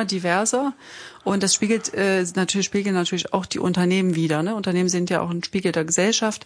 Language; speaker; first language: German; native; German